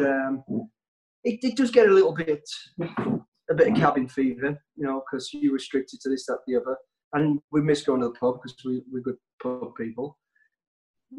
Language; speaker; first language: English; native; English